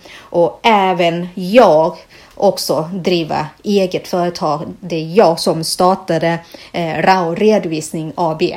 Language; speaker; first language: Swedish; non-native, fluent; Thai